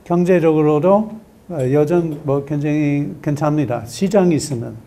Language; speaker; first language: Korean; non-native, learner; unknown